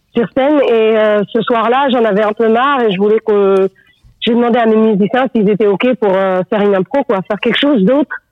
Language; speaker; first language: French; non-native, local second language; Arabic